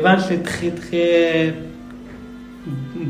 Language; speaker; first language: French; non-native, learner; Persian